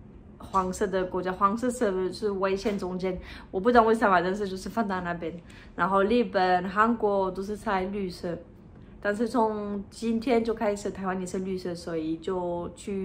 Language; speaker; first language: Chinese; non-native, fluent; French